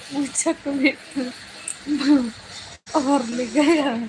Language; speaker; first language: Hindi; non-native, local second language; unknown